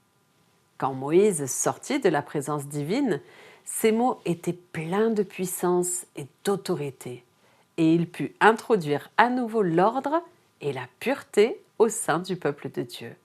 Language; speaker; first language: French; native; French